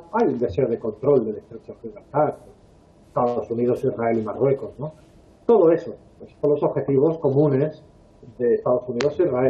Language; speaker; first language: Spanish; native; Spanish